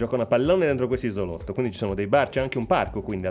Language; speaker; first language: Italian; native; Italian